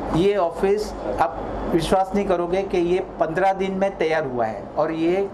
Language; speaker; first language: Hindi; non-native, local second language; Marathi